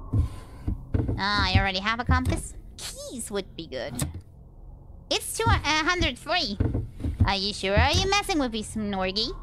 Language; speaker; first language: English; non-native, fluent; German